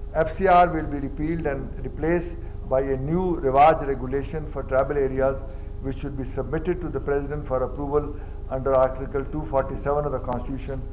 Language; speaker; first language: English; non-native, local second language; Urdu